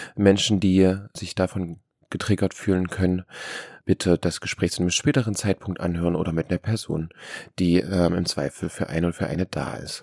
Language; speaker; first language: German; native; German